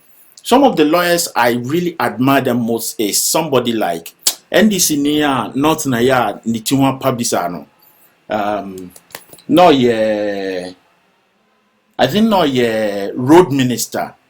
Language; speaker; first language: English; non-native, local second language; Akan